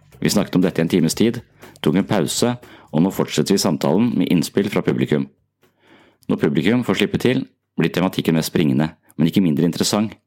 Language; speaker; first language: Norwegian; native; Norwegian